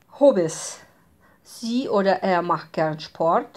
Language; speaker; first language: German; non-native, fluent; Russian